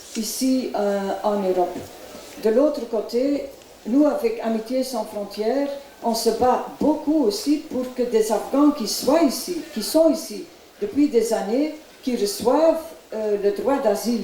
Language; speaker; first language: French; non-native, local second language; Dutch